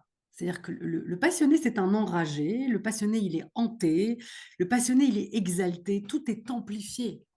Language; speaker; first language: French; native; French